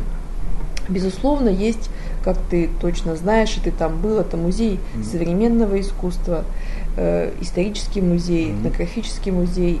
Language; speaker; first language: Russian; native; Russian